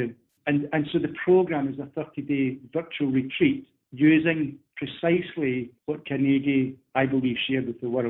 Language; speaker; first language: English; native; English